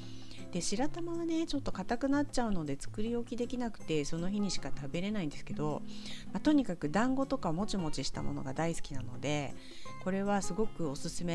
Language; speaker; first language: Japanese; native; Japanese